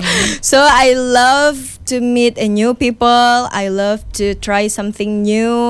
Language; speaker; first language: English; non-native, fluent; Indonesian